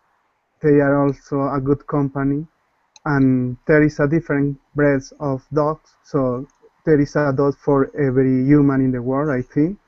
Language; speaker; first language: English; non-native, learner; Spanish